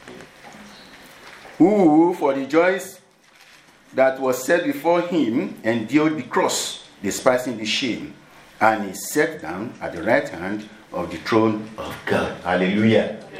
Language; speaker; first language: English; non-native, local second language; Yoruba